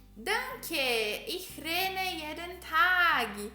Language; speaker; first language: German; non-native, fluent; Portuguese